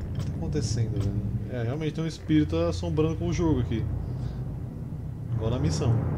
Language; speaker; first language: Portuguese; native; Portuguese